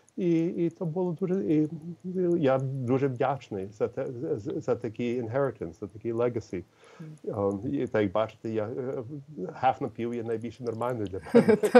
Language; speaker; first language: Ukrainian; early bilingual, heritage; Ukrainian